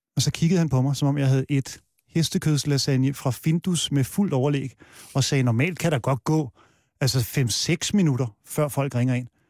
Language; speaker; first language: Danish; native; Danish